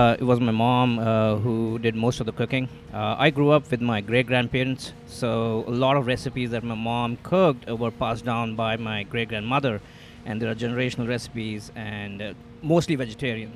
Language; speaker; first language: English; non-native, local second language; Hindi